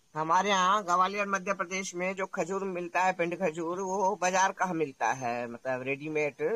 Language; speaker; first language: Hindi; native; Hindi